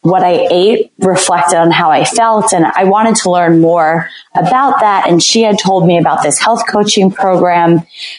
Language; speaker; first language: English; native; English